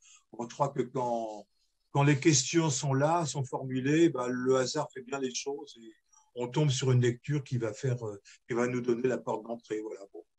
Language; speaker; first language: French; native; French